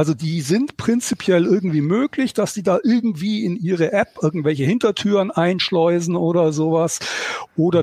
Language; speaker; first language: German; native; German